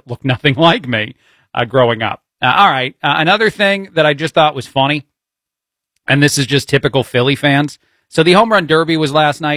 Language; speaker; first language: English; native; English